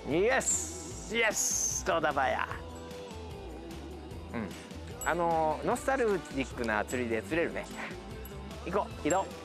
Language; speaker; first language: Japanese; native; Japanese